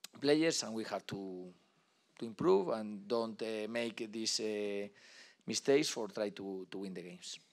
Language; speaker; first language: English; non-native, learner; Spanish